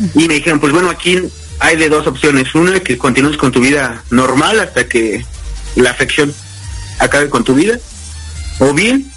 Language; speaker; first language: Spanish; native; Spanish